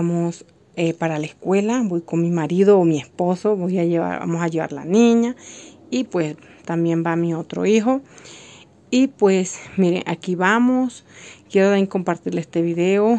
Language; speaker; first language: Spanish; native; Spanish